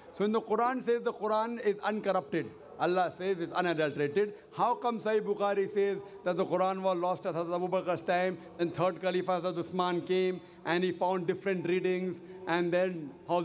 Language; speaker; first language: English; non-native, local second language; Urdu